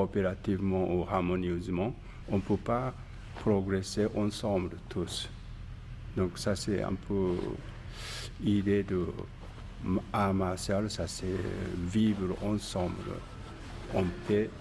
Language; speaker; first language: French; non-native, learner; Japanese